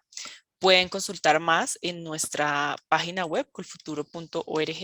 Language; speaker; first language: Spanish; native; Spanish